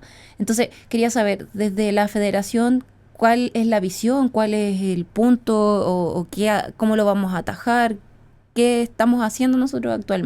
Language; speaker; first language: Spanish; native; Spanish